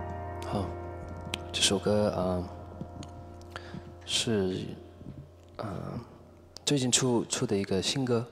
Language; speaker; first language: Chinese; non-native, fluent; English